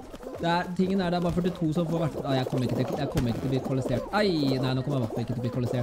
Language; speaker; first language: Norwegian; native; Norwegian